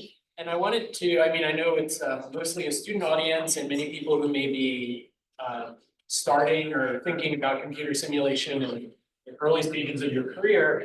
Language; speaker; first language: English; native; English